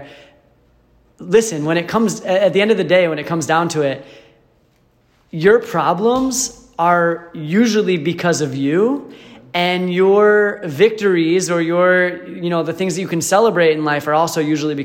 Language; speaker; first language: English; native; English